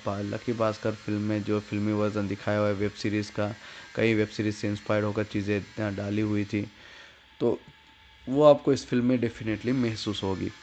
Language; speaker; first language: Hindi; native; Hindi